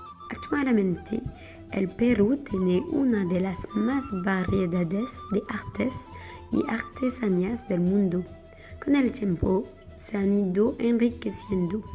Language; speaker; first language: Spanish; non-native, learner; French